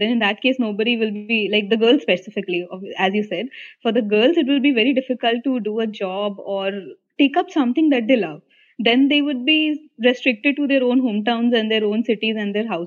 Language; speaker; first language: English; non-native, local second language; Hindi